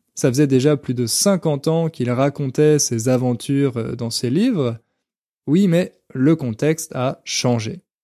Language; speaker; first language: French; native; French